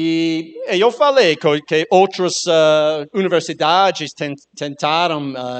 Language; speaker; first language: Portuguese; non-native, learner; English